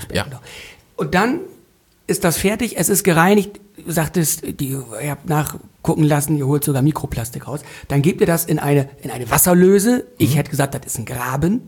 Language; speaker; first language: German; native; German